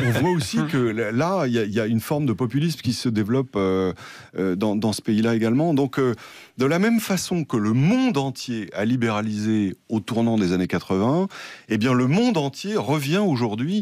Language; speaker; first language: French; native; French